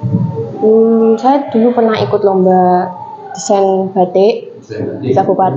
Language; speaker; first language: Indonesian; non-native, local second language; Javanese